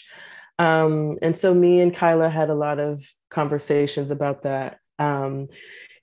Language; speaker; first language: English; native; English